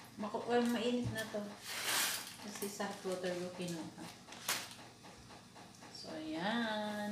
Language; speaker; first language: Filipino; native; Filipino